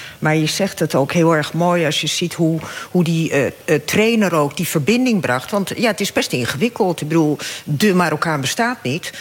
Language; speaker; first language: Dutch; early bilingual, other home language; Arabic